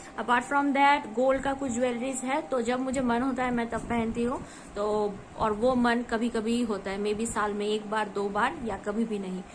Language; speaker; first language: Hindi; non-native, local second language; Bangla